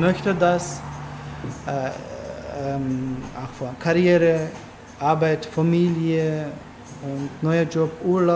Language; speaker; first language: German; non-native, learner; Turkish